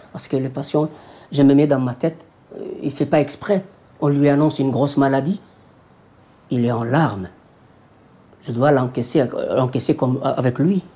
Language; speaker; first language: French; non-native, local second language; Somali